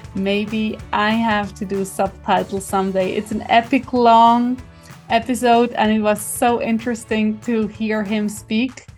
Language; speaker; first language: English; non-native, fluent; German